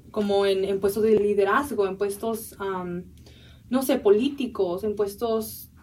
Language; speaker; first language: Spanish; early bilingual, heritage; Spanish